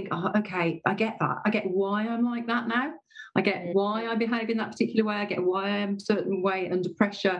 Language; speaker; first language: English; native; English